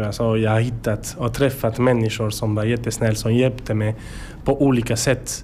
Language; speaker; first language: Swedish; non-native, learner; French